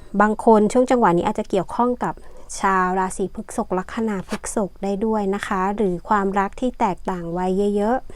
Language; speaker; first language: Thai; native; Thai